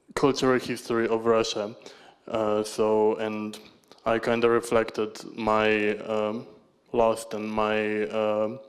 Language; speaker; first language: English; non-native, fluent; Slovenian